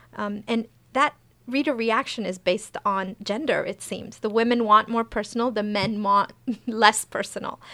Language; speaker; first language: English; early bilingual, other home language; Persian